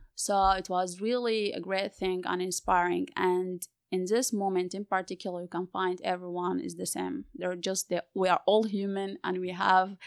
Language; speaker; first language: English; non-native, fluent; Arabic